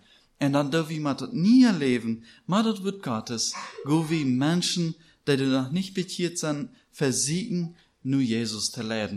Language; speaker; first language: German; non-native, learner; Plautdietsch